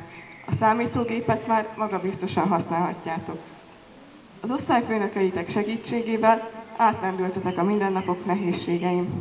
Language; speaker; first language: Hungarian; native; Hungarian